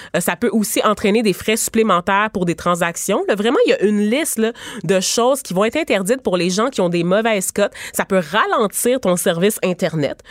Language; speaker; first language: French; native; French